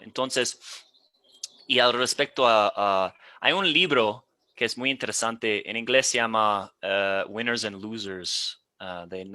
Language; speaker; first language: Spanish; non-native, fluent; English